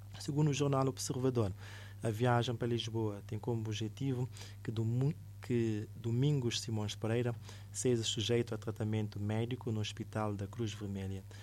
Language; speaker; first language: Portuguese; non-native, local second language; Kabuverdianu